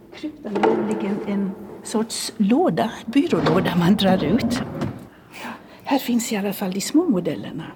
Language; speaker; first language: Swedish; native; Swedish